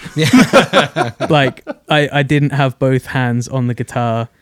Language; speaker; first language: English; native; English